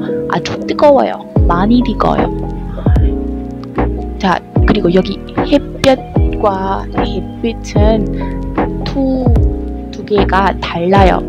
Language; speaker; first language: Korean; non-native, learner; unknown